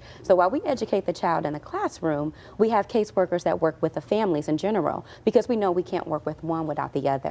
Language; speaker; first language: English; native; English